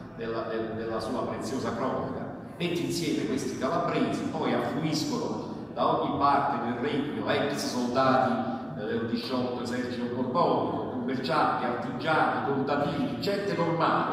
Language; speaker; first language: Italian; native; Italian